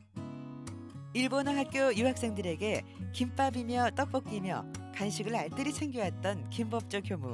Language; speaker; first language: Korean; native; Korean